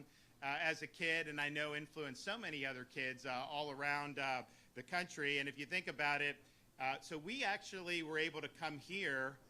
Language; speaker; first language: English; native; English